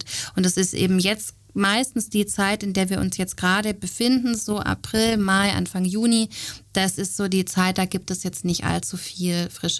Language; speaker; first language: German; native; German